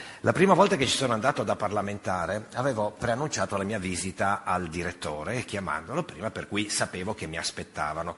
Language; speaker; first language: Italian; native; Italian